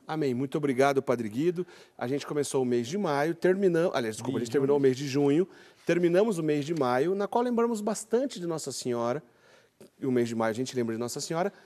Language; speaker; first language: Portuguese; native; Portuguese